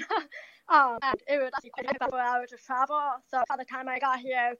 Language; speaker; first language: English; native; English